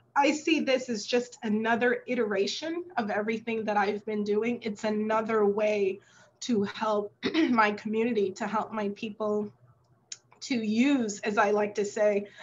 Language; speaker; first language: English; native; English